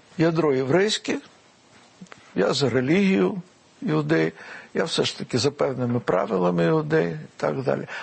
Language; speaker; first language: Ukrainian; non-native, local second language; Russian